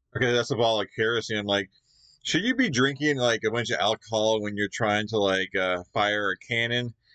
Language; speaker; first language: English; native; English